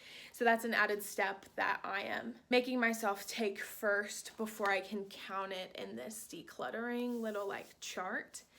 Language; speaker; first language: English; native; English